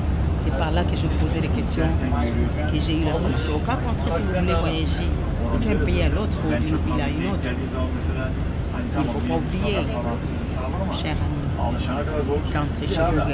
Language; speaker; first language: French; non-native, local second language; Lingala